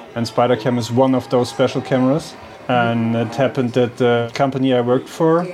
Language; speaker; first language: English; non-native, fluent; German